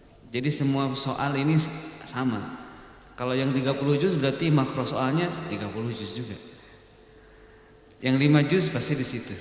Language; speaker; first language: Indonesian; native; Indonesian